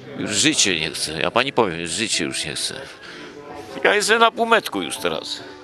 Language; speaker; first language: Polish; native; Polish